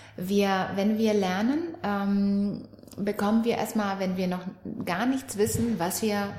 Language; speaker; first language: German; early bilingual, other home language; Romanian